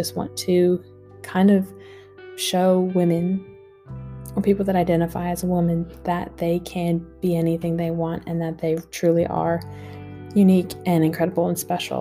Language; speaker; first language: English; native; English